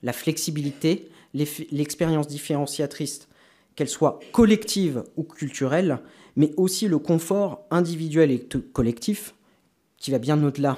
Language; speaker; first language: French; native; French